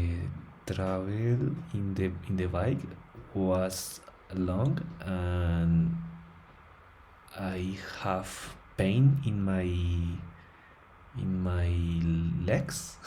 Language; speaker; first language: English; non-native, learner; Spanish